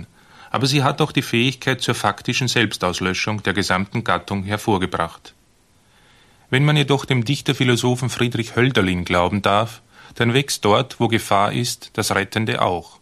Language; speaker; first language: German; native; German